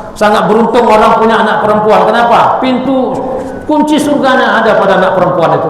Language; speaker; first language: Indonesian; native; Indonesian